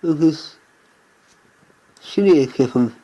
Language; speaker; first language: Irish; non-native, learner; English